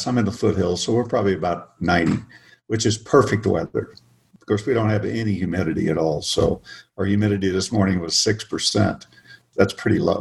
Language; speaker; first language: English; native; English